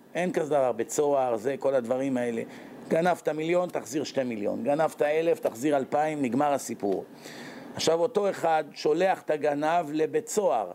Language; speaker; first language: Hebrew; native; Hebrew